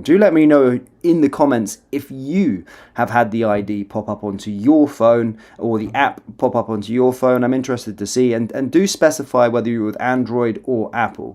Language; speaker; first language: English; native; English